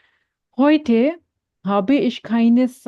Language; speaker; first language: German; non-native, fluent; Hindi